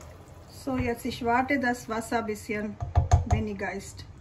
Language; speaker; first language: German; non-native, learner; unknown